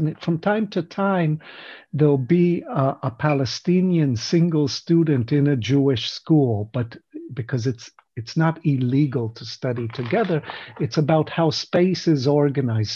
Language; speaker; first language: English; non-native, fluent; Hebrew